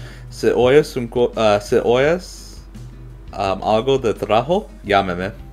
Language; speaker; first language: Spanish; non-native, learner; English